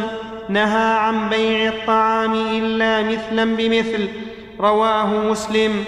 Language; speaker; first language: Arabic; native; Arabic